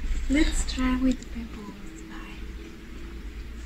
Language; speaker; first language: English; non-native, learner; Spanish